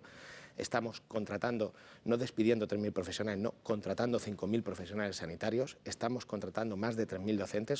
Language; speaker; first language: Spanish; native; Spanish